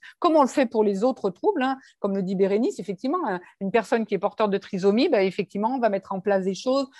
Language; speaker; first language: French; native; French